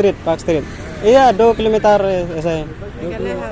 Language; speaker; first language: Hindi; non-native, local second language; Khasi